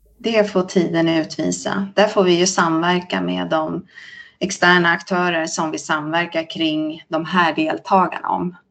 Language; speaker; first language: Swedish; native; Swedish